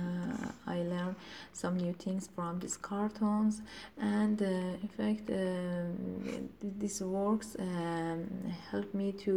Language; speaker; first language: English; non-native, learner; Persian